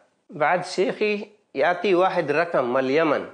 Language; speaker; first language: Arabic; non-native, learner; Baluchi